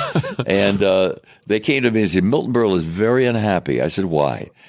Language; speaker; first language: English; native; English